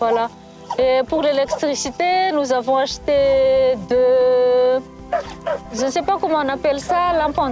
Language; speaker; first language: French; non-native, local second language; Malagasy